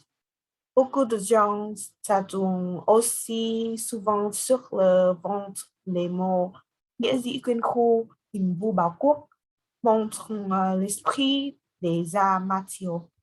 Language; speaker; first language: French; non-native, learner; Vietnamese